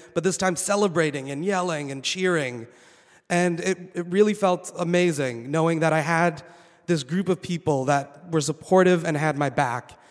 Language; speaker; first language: English; non-native, fluent; Arabic